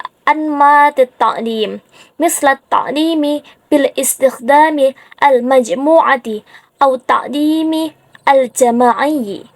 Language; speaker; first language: Arabic; non-native, learner; Indonesian